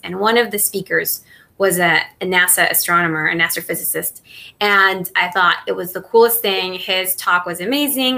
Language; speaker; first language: English; non-native, fluent; Spanish